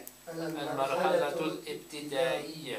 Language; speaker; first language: Arabic; non-native, learner; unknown